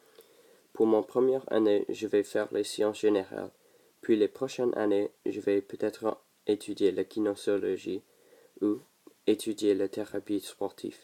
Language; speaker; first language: French; non-native, local second language; English